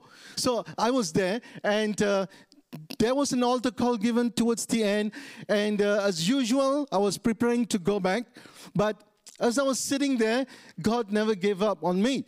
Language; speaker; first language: English; non-native, local second language; Tamil